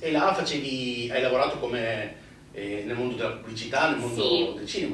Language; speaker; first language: Italian; native; Italian